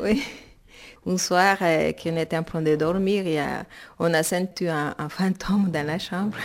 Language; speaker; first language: French; non-native, fluent; Spanish